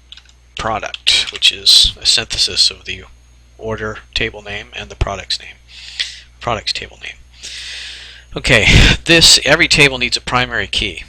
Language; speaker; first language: English; native; English